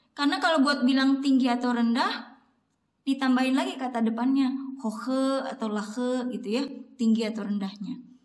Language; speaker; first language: Indonesian; native; Indonesian